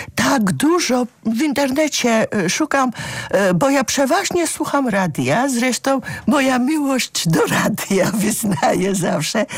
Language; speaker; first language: Polish; non-native, fluent; Georgian